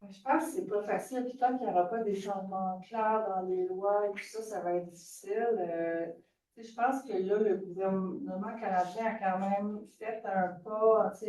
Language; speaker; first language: French; native; French